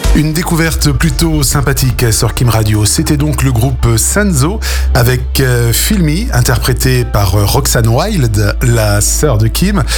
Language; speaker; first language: French; native; French